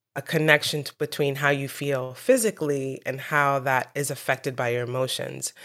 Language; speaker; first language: English; native; English